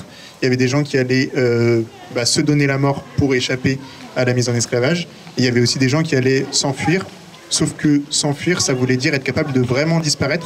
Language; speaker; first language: French; native; French